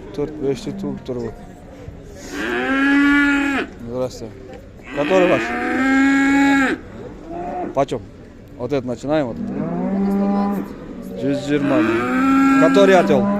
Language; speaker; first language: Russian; non-native, local second language; Kyrgyz